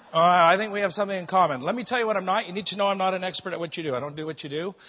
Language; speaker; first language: English; native; English